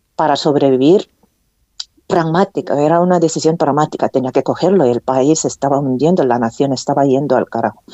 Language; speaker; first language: Spanish; non-native, fluent; Korean